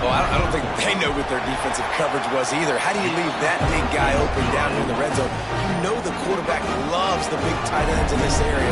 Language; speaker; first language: English; native; English